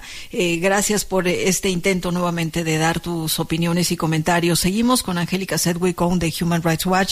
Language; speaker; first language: Spanish; native; Spanish